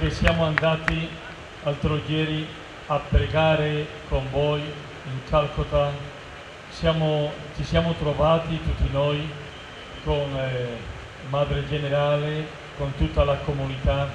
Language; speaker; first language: Italian; non-native, fluent; Spanish